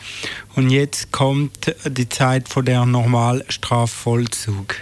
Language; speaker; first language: German; non-native, fluent; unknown